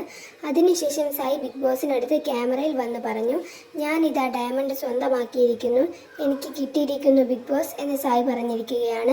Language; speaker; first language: Malayalam; native; Malayalam